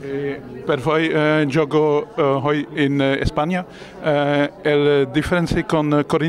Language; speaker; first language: Spanish; non-native, learner; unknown